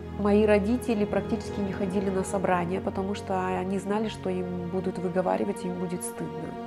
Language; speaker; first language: Russian; native; Russian